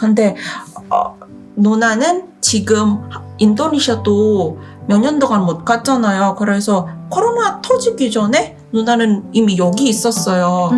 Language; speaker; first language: Korean; non-native, fluent; Indonesian